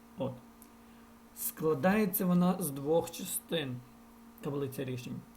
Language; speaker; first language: Ukrainian; non-native, local second language; Russian